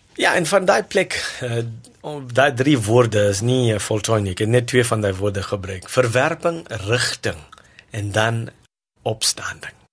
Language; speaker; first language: Afrikaans; non-native, local second language; English